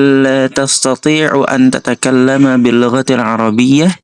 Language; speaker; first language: Arabic; non-native, learner; Indonesian